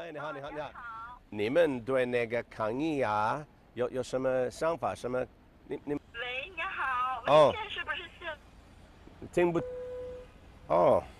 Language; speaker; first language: Chinese; non-native, fluent; English